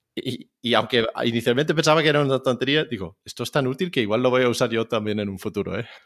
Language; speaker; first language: Spanish; non-native, fluent; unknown